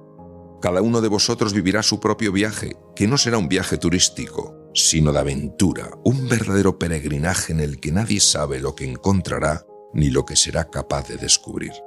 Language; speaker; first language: Spanish; native; Spanish